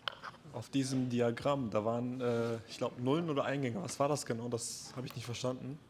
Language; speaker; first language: German; native; German